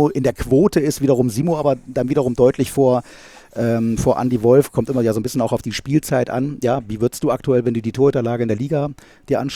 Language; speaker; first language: German; native; German